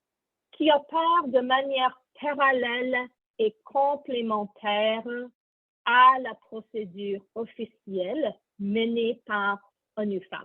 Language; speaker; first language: French; non-native, learner; English